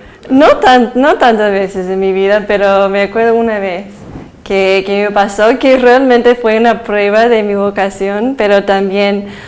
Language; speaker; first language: Spanish; early bilingual, heritage; Spanish